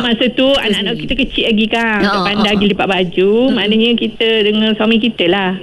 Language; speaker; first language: Malay; native; Malay